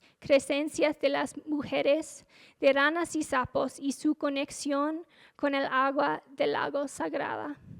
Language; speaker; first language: Spanish; non-native, fluent; English